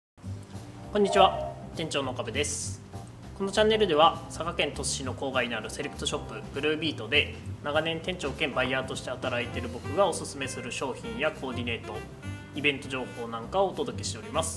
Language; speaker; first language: Japanese; native; Japanese